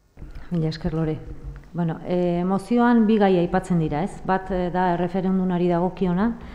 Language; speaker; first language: Basque; native; Basque